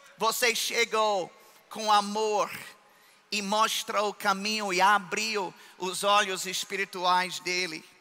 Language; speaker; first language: Portuguese; non-native, fluent; English